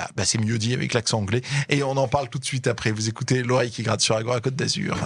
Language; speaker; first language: French; native; French